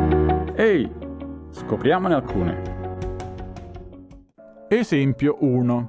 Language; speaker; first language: Italian; native; Italian